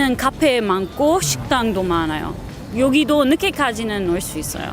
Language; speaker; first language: Korean; non-native, learner; Dutch